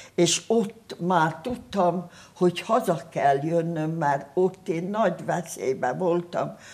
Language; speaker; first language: Hungarian; native; Hungarian